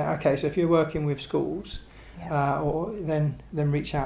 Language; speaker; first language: English; native; English